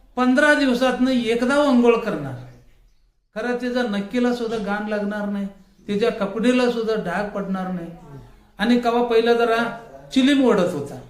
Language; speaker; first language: Marathi; native; Marathi